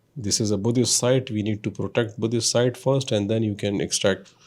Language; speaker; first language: English; non-native, local second language; Pashto